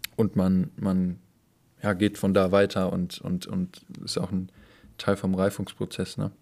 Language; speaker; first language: German; native; German